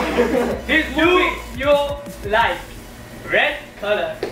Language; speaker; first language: English; non-native, fluent; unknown